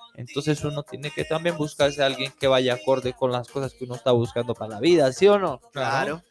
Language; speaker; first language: Spanish; native; Spanish